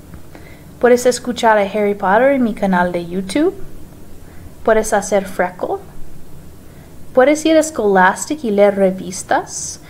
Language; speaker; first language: Spanish; non-native, fluent; English